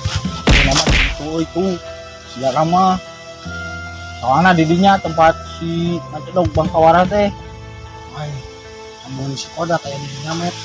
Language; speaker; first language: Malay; non-native, local second language; Sundanese